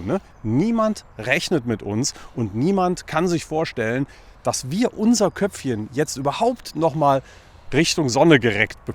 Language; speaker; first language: German; native; German